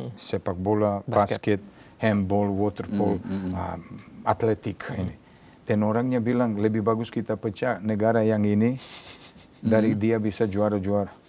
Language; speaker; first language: Indonesian; non-native, fluent; Serbian